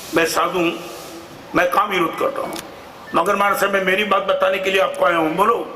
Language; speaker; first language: Hindi; non-native, local second language; Gujarati